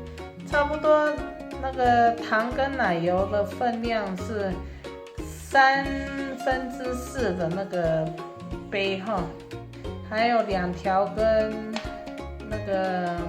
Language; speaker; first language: Chinese; early bilingual, heritage; Chinese